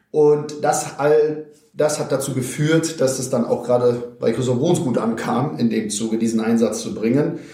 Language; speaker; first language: German; native; German